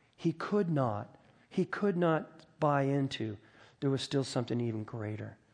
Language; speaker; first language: English; native; English